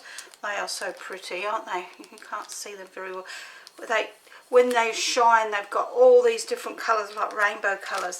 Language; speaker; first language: English; native; English